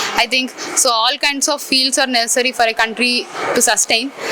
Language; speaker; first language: English; non-native, local second language; Telugu